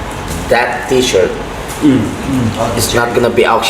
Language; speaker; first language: English; non-native, fluent; Indonesian